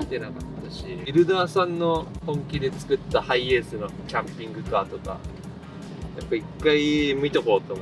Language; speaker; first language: Japanese; native; Japanese